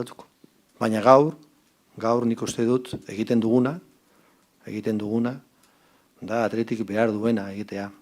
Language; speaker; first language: Basque; non-native, local second language; Spanish